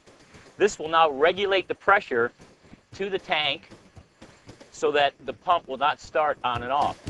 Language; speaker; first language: English; native; English